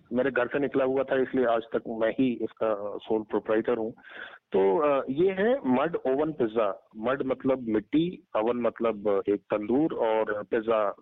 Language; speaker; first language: Hindi; native; Hindi